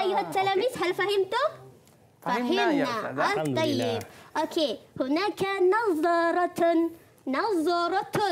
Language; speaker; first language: Arabic; non-native, fluent; Malay